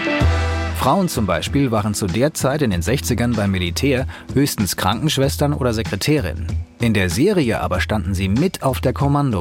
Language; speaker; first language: German; native; German